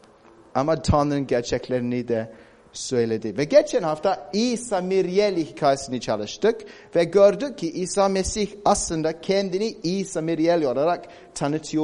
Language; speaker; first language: Turkish; non-native, fluent; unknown